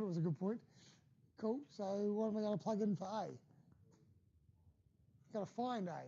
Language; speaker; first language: English; native; English